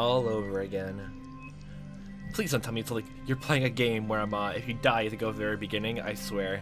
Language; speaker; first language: English; native; English